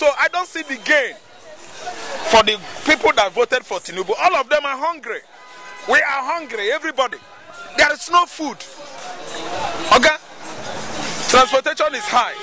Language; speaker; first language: English; non-native, local second language; Igbo